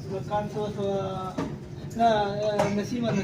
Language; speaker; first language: Arabic; non-native, learner; Hindi